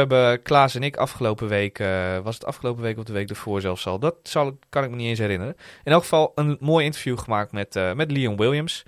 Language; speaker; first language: Dutch; native; Dutch